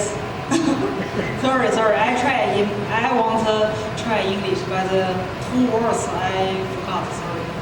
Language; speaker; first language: English; non-native, learner; Chinese